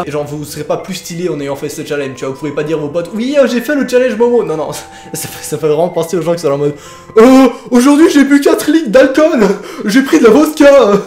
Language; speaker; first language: French; native; French